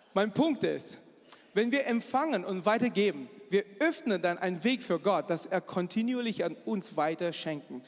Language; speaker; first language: German; non-native, fluent; Chinese